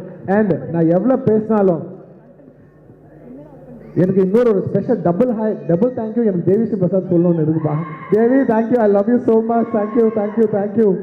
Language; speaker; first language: Tamil; non-native, local second language; Telugu